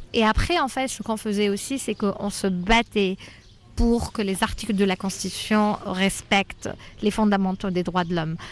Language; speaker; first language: French; non-native, local second language; Arabic